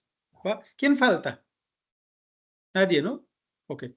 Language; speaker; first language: Spanish; non-native, fluent; Hindi